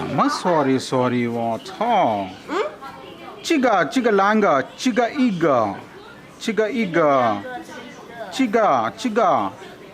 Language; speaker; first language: Chinese; non-native, learner; Telugu